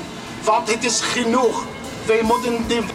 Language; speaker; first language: Dutch; non-native, learner; Arabic